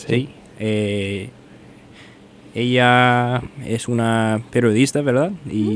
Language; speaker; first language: Spanish; non-native, learner; English